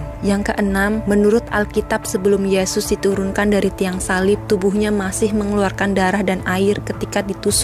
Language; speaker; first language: Indonesian; native; Indonesian